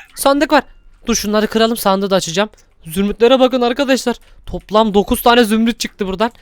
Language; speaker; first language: Turkish; native; Turkish